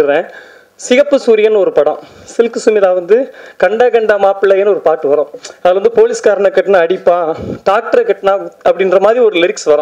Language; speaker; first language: Tamil; native; Tamil